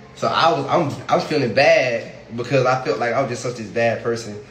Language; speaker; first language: English; native; English